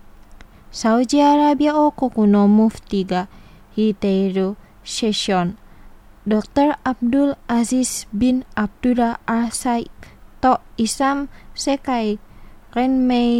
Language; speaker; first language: Japanese; non-native, fluent; Indonesian